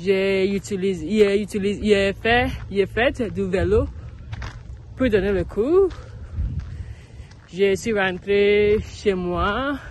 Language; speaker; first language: French; non-native, learner; English